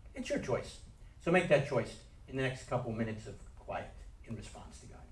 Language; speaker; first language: English; native; English